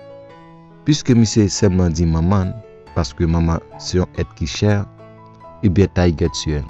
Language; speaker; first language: French; non-native, local second language; Haitian Creole